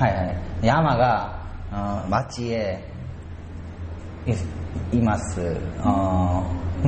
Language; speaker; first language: Japanese; non-native, learner; Korean